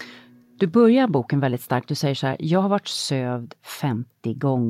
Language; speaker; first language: Swedish; native; Swedish